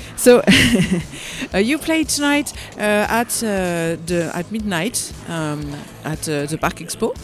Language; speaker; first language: English; non-native, learner; French